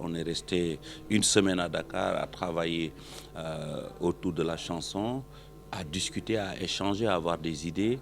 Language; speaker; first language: French; non-native, local second language; Wolof